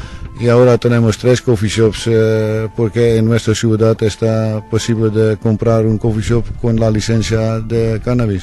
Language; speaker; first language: Spanish; non-native, learner; Dutch